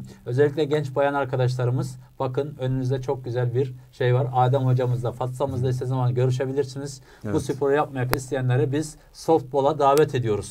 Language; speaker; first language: Turkish; native; Turkish